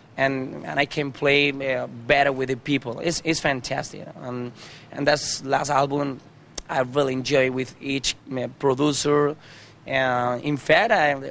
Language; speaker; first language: English; non-native, learner; Spanish